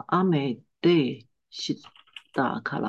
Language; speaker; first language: Japanese; non-native, learner; Chinese